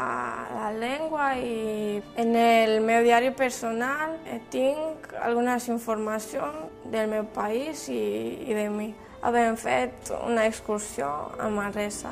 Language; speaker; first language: Catalan; non-native, learner; Romanian